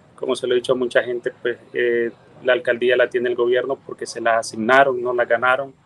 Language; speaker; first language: Spanish; native; Spanish